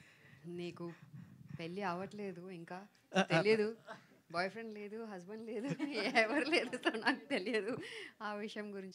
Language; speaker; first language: Telugu; non-native, fluent; Tamil